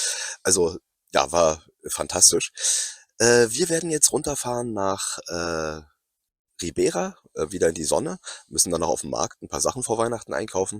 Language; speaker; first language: German; native; German